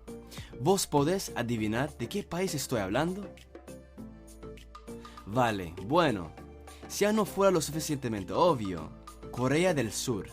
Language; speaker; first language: Spanish; non-native, fluent; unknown